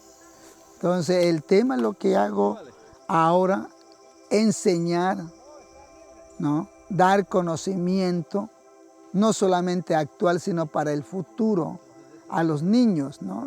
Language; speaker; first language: Spanish; non-native, local second language; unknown